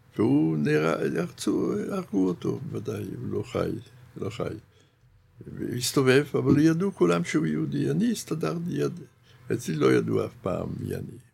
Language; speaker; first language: Hebrew; non-native, fluent; Yiddish